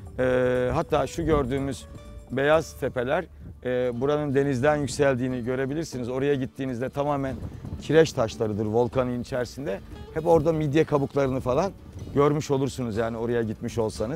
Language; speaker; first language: Turkish; native; Turkish